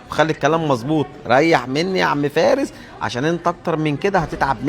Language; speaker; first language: Arabic; native; Arabic